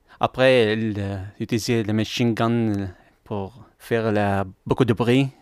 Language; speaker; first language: French; non-native, learner; Arabic